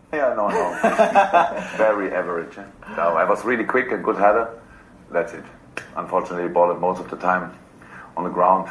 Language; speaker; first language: English; non-native, fluent; German